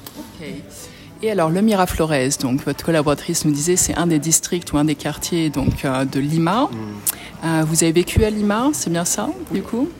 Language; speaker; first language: French; native; French